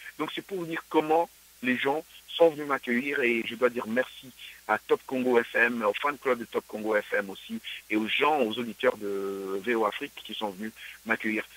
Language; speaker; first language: French; non-native, local second language; Luba-Lulua